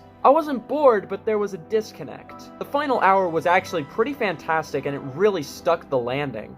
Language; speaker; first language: English; native; English